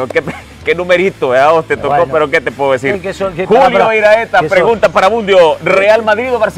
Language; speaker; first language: Spanish; native; Spanish